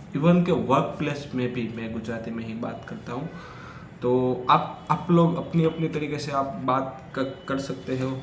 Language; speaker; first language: Hindi; non-native, local second language; Gujarati